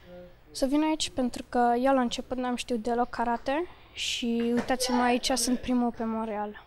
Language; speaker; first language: Romanian; early bilingual, other home language; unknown